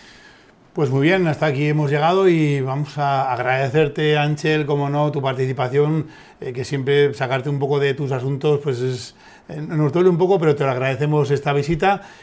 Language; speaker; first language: Spanish; native; Spanish